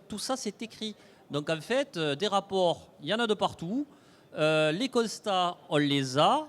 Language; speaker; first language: French; native; French